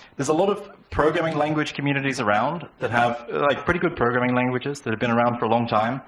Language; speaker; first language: English; native; English